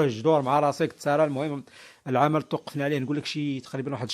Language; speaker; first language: Arabic; native; Arabic